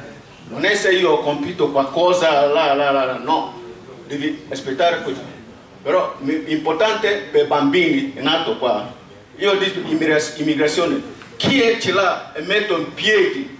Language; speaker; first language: Italian; non-native, learner; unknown